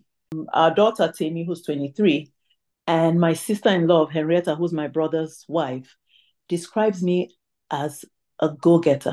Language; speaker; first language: English; non-native, local second language; Igbo